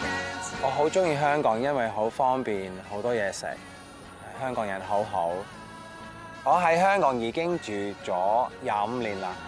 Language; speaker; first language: Cantonese; non-native, learner; English